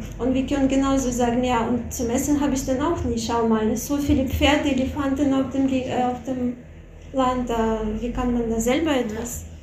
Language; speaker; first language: German; non-native, fluent; Russian